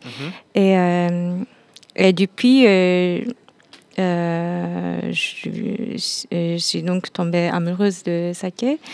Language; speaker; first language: French; non-native, fluent; Japanese